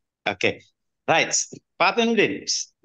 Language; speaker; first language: English; non-native, fluent; Indonesian